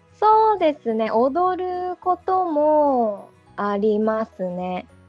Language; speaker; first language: Japanese; native; Japanese